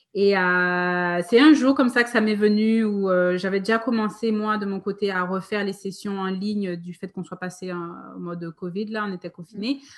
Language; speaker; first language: French; native; French